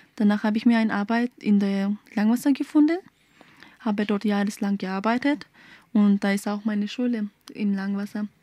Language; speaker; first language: German; early bilingual, other home language; Turkish